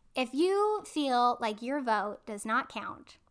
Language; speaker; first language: English; native; English